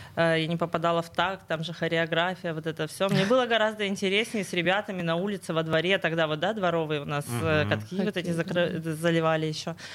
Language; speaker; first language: Russian; native; Russian